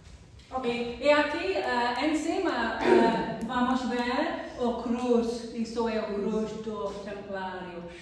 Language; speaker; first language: Portuguese; non-native, learner; English